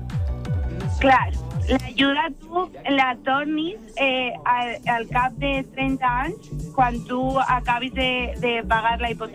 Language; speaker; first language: Catalan; non-native, local second language; Spanish